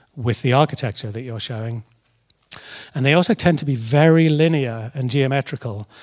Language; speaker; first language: English; native; English